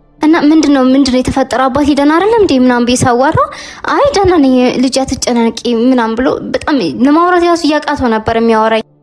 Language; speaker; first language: Amharic; native; Amharic